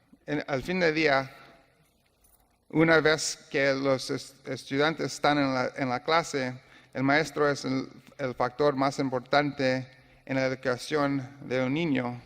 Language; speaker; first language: Spanish; non-native, learner; English